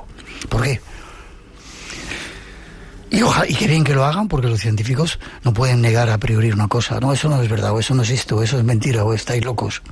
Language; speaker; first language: Spanish; native; Spanish